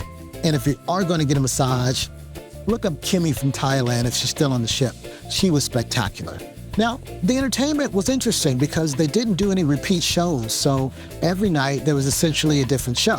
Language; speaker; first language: English; native; English